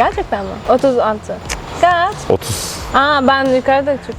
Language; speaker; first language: Turkish; non-native, learner; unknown